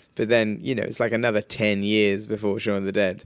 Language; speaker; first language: English; native; English